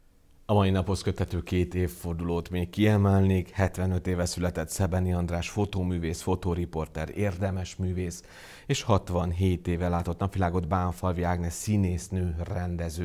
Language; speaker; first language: Hungarian; native; Hungarian